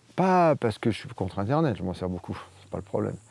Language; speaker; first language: French; native; French